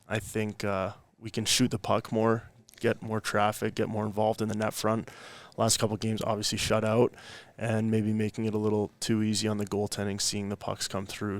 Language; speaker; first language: English; native; English